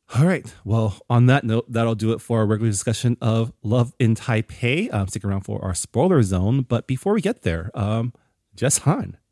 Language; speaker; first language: English; early bilingual, other home language; Chinese